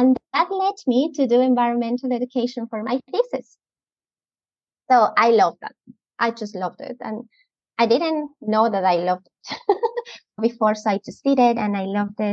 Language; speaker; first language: English; non-native, fluent; Spanish